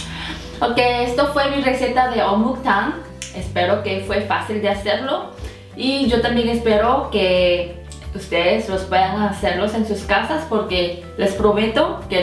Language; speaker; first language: Spanish; non-native, fluent; Korean